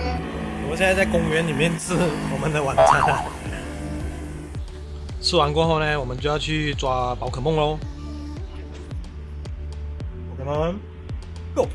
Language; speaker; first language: Chinese; native; Chinese